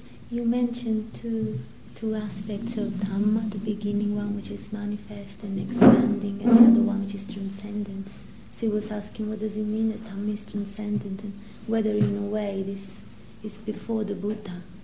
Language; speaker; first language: English; non-native, fluent; Italian